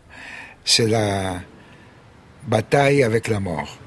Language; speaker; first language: French; non-native, fluent; Greek